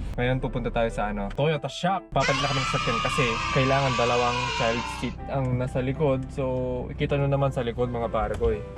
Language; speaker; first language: Filipino; native; Filipino